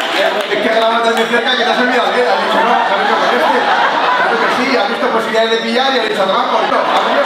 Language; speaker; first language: Spanish; native; Spanish